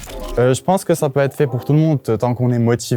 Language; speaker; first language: French; native; French